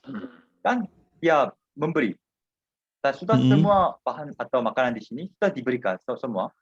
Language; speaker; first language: Indonesian; non-native, fluent; Korean